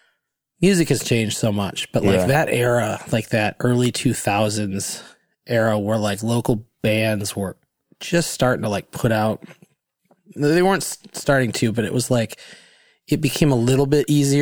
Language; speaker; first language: English; native; English